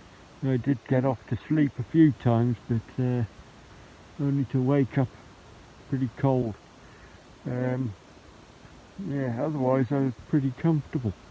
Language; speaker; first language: English; native; English